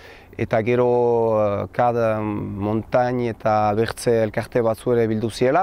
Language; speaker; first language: Basque; native; Basque